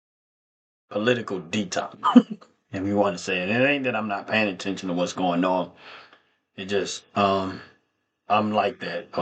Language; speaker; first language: English; native; English